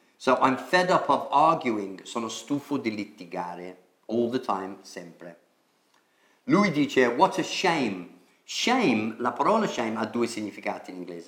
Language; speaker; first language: Italian; non-native, fluent; English